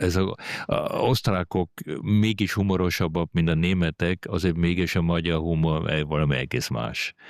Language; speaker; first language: Hungarian; early bilingual, heritage; Hungarian